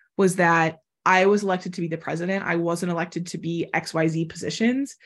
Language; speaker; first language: English; native; English